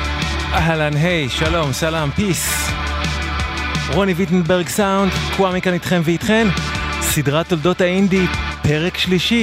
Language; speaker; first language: Hebrew; native; Hebrew